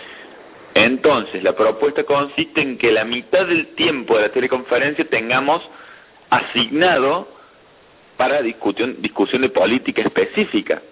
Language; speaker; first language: Spanish; native; Spanish